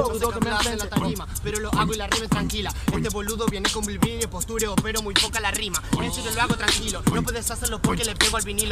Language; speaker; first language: Spanish; native; Spanish